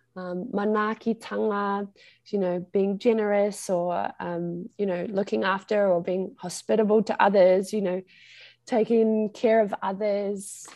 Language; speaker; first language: English; native; English